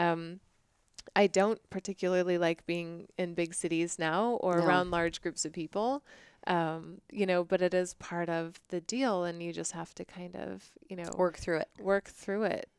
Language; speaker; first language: English; native; English